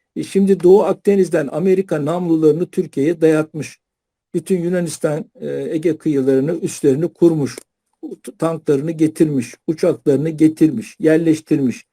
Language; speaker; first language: Turkish; native; Turkish